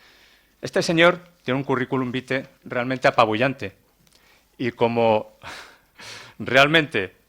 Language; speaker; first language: Spanish; native; Spanish